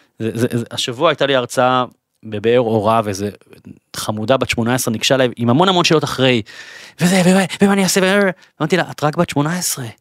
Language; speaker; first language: Hebrew; native; Hebrew